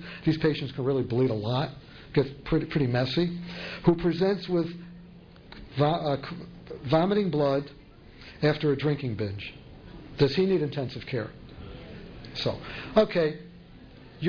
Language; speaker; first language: English; native; English